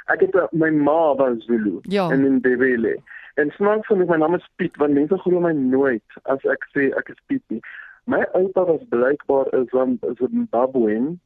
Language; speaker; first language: Afrikaans; early bilingual, other home language; Zulu